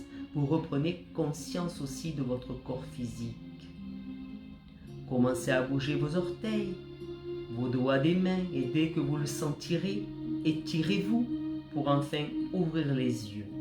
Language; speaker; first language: French; native; French